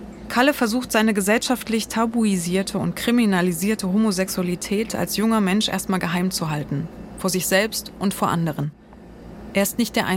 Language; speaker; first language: German; native; German